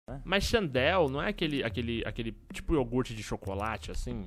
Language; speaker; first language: Portuguese; native; Portuguese